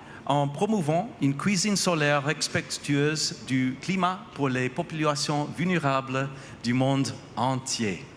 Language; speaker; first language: French; non-native, fluent; English